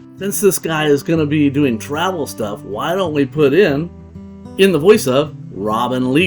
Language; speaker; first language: English; native; English